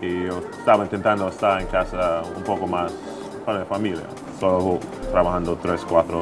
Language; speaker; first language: Spanish; non-native, fluent; English